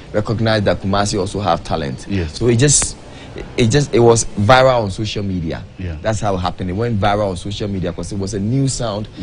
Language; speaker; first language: English; non-native, local second language; Akan